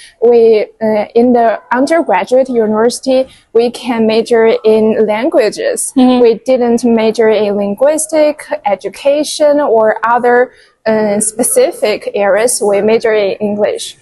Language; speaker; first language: English; non-native, fluent; Chinese